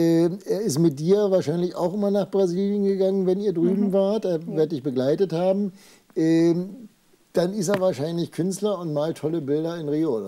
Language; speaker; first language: German; native; German